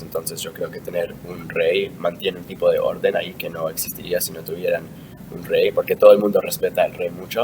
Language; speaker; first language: Spanish; early bilingual, heritage; Spanish